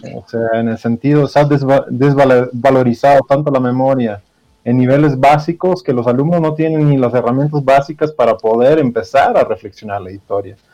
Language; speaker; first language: Spanish; non-native, fluent; Dutch